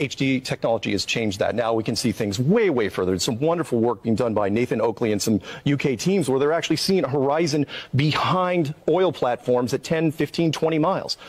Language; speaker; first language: English; native; English